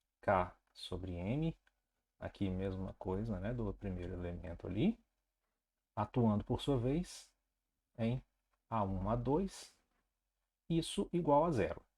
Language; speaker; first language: Portuguese; native; Portuguese